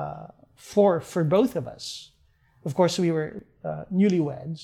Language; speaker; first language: English; non-native, local second language; Hiligaynon